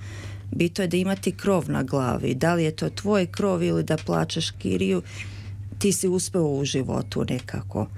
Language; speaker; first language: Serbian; early bilingual, heritage; Serbian